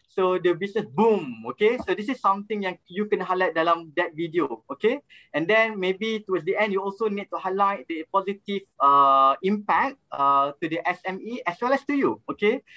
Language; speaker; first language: English; non-native, local second language; Malay